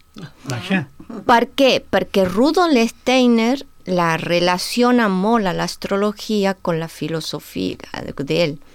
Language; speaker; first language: Catalan; non-native, fluent; Spanish